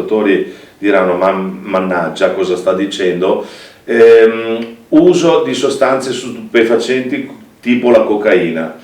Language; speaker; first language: Italian; native; Italian